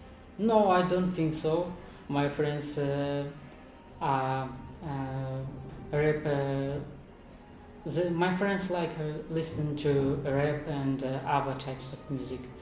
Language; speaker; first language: English; non-native, learner; Kazakh